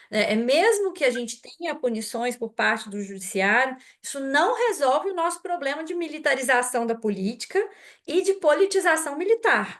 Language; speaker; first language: Portuguese; native; Portuguese